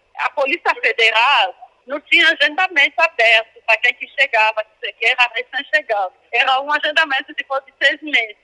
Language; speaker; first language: Portuguese; non-native, fluent; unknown